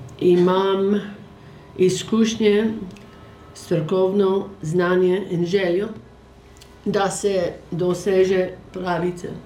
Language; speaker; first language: Slovenian; early bilingual, heritage; Slovenian